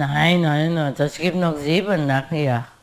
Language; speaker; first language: German; non-native, learner; Vietnamese